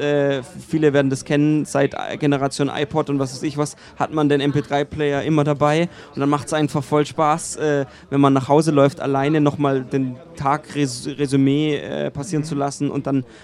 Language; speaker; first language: German; native; German